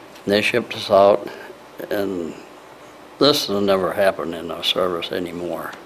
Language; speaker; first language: English; native; English